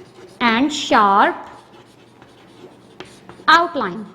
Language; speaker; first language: English; non-native, local second language; Urdu